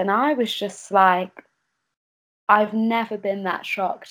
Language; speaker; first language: English; native; English